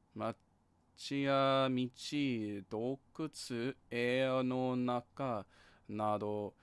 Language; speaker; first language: Japanese; non-native, learner; English